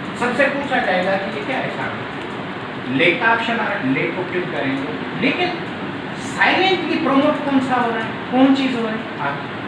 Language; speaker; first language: Urdu; non-native, local second language; Sindhi